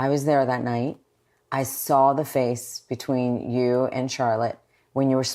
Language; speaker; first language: English; native; English